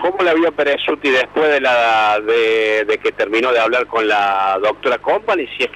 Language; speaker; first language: Spanish; native; Spanish